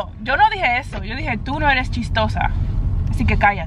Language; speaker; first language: Spanish; early bilingual, heritage; Spanish